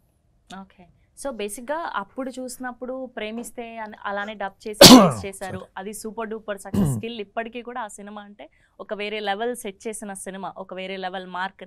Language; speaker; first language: Telugu; native; Telugu